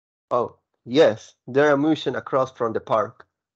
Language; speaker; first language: English; non-native, learner; Spanish